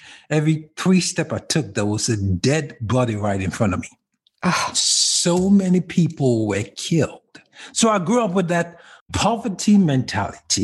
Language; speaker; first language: English; non-native, local second language; Yoruba